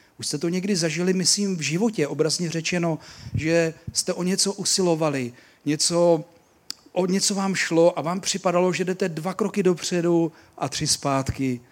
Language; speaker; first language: Czech; native; Czech